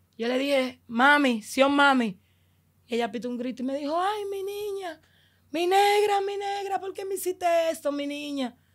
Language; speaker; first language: Spanish; native; Spanish